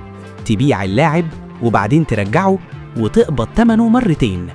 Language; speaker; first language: Arabic; native; Arabic